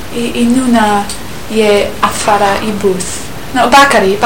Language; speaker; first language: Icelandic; non-native, learner; English